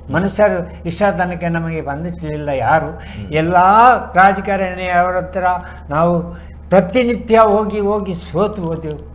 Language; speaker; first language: Kannada; non-native, local second language; Tulu